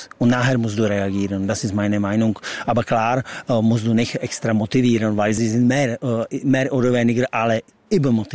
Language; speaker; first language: German; non-native, fluent; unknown